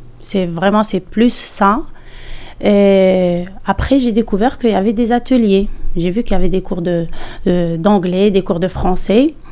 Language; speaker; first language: French; non-native, local second language; Arabic